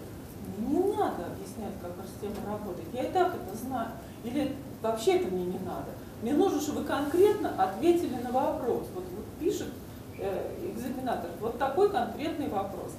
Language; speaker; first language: Russian; native; Russian